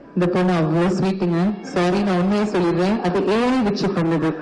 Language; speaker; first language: Tamil; native; Tamil